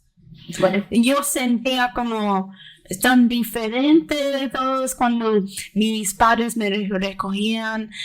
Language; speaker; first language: Spanish; early bilingual, heritage; Spanish